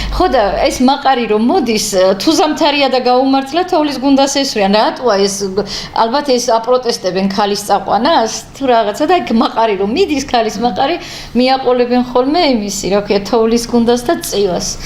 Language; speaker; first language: Georgian; native; Georgian